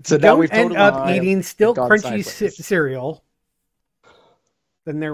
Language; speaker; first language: English; native; English